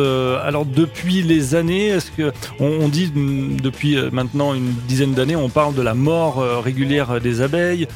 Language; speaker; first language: French; native; French